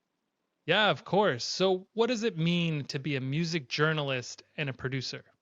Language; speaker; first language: English; native; English